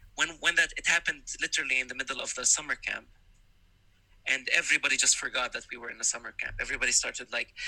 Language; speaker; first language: English; non-native, fluent; Arabic